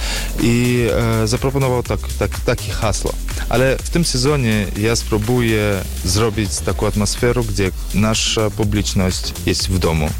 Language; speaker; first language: Polish; non-native, learner; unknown